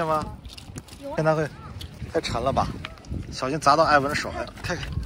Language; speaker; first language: Chinese; native; Chinese